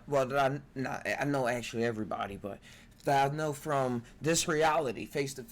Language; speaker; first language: English; native; English